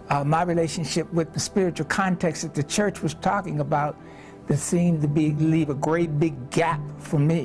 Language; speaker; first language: English; native; English